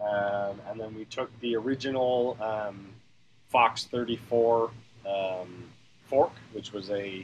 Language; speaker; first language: English; native; English